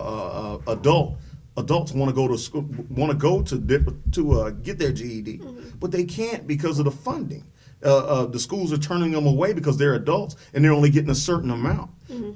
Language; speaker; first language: English; native; English